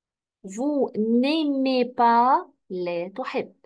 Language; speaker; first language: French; non-native, fluent; Arabic